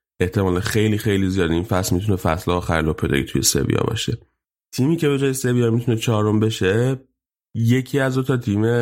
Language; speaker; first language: Persian; native; Persian